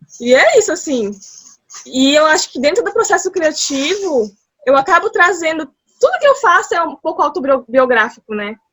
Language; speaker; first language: Portuguese; early bilingual, heritage; Portuguese